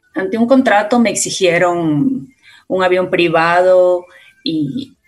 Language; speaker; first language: Spanish; native; Spanish